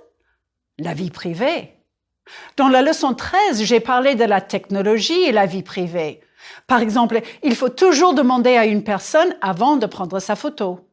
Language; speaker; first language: French; non-native, fluent; English